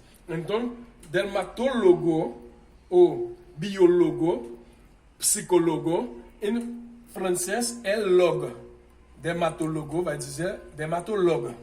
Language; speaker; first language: Portuguese; non-native, fluent; Haitian Creole